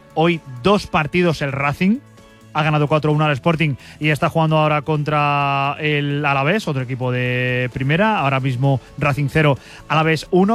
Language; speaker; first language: Spanish; native; Spanish